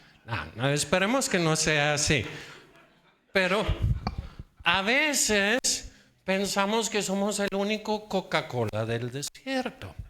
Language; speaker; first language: Spanish; non-native, fluent; Danish